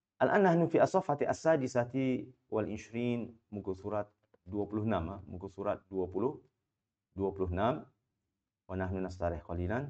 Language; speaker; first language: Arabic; non-native, fluent; Malay